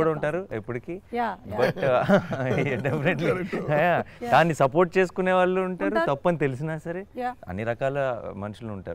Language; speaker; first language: Telugu; native; Telugu